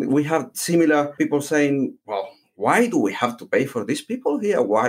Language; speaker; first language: English; non-native, fluent; Spanish